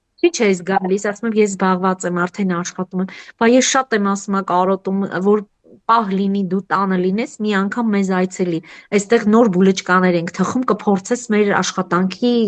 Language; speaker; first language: Armenian; native; Armenian